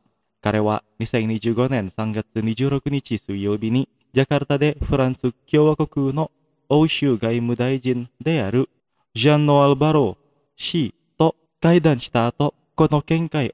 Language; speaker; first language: Japanese; non-native, fluent; Indonesian